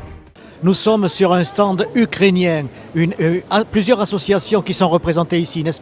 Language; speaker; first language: French; native; French